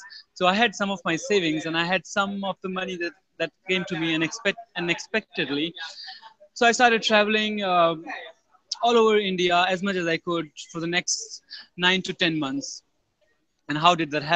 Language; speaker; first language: English; non-native, local second language; Hindi